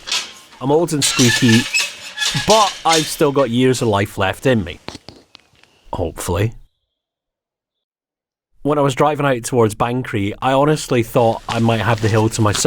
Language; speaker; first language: English; native; English